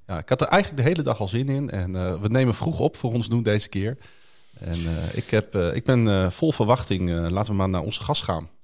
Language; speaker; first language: Dutch; native; Dutch